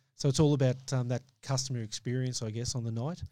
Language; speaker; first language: English; native; English